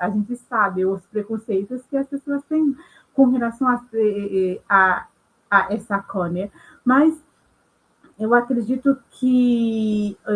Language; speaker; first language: Portuguese; non-native, local second language; Haitian Creole